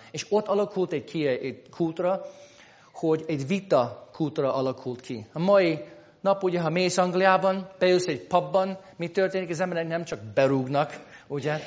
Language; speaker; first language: Hungarian; non-native, fluent; English